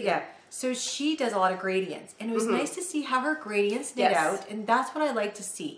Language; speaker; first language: English; native; English